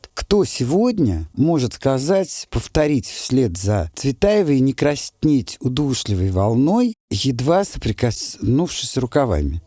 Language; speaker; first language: Russian; native; Russian